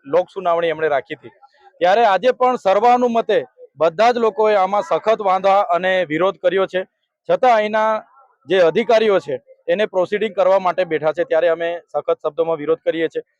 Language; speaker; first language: Gujarati; non-native, local second language; Bhili